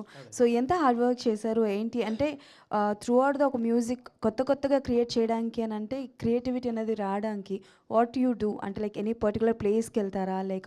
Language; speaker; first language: Telugu; native; Telugu